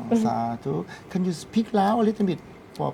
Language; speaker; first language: English; non-native, learner; Thai